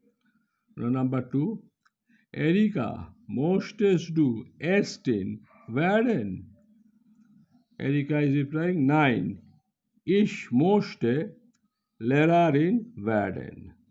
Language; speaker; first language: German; non-native, fluent; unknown